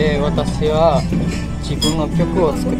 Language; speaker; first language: Japanese; non-native, fluent; Indonesian